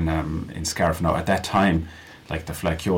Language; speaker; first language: English; native; English